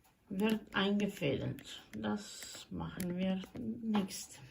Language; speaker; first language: German; non-native, fluent; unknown